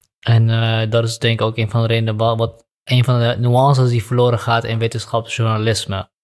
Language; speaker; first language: Dutch; native; Dutch